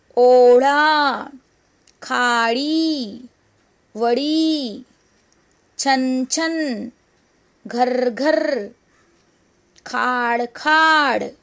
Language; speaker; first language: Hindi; non-native, local second language; Urdu